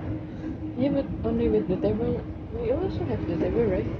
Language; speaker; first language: English; non-native, learner; Indonesian